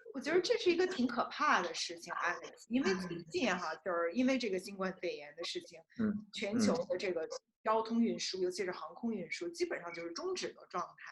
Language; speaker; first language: Chinese; native; Chinese